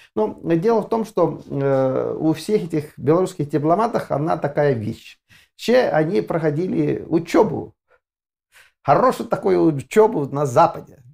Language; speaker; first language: Russian; non-native, fluent; Estonian